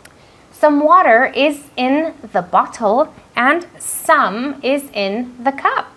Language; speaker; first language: English; non-native, fluent; Spanish